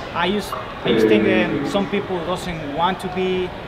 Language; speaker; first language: English; non-native, fluent; Spanish